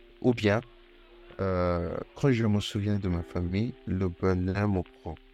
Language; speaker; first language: French; non-native, fluent; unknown